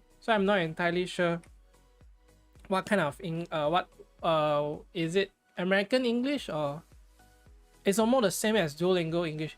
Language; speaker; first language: English; non-native, fluent; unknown